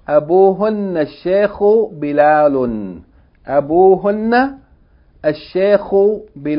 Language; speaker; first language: Arabic; non-native, fluent; English